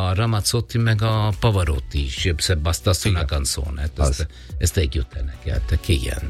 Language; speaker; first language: Hungarian; non-native, learner; Italian